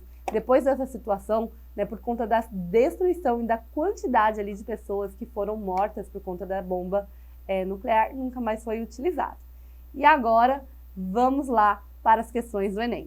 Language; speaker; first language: Portuguese; native; Portuguese